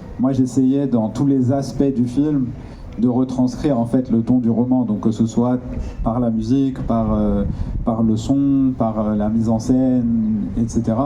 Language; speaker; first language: French; native; French